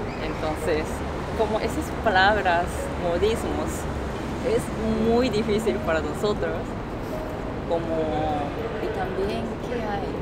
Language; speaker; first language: Spanish; non-native, fluent; Japanese